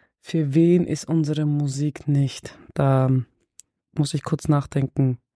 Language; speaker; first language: German; early bilingual, other home language; Turkish